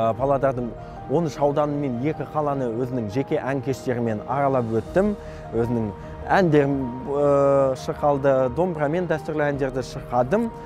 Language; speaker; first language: Kazakh; non-native, local second language; Russian